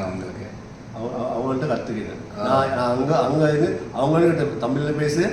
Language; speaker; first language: Tamil; non-native, local second language; Sinhala